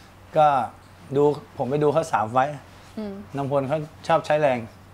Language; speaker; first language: Thai; native; Thai